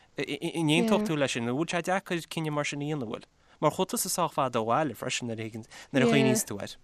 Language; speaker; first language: Irish; native; Irish